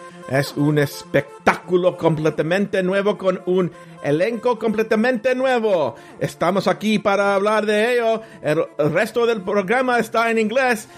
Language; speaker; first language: Spanish; non-native, learner; English